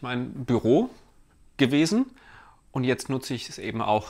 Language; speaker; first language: German; native; German